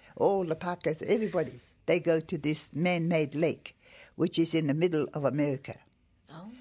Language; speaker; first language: English; native; English